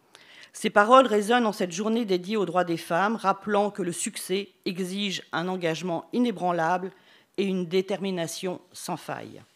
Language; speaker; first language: French; native; French